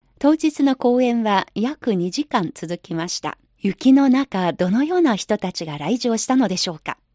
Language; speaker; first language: Japanese; non-native, fluent; Chinese